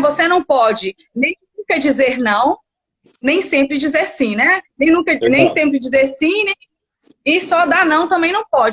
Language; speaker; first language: Portuguese; native; Portuguese